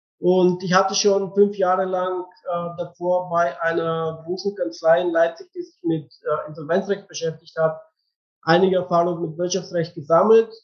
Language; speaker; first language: German; non-native, fluent; Bulgarian